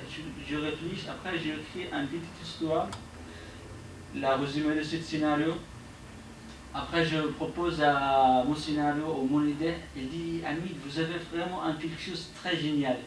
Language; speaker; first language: French; non-native, learner; Arabic